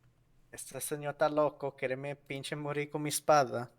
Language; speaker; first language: Spanish; non-native, learner; English